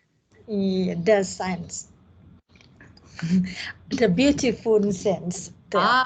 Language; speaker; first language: English; non-native, learner; Vietnamese